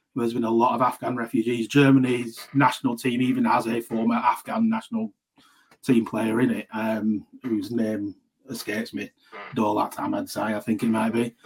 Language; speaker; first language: English; native; English